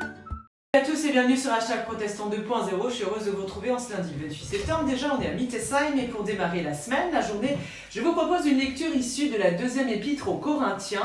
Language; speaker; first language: French; native; French